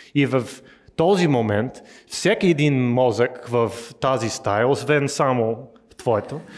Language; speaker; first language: Bulgarian; non-native, learner; English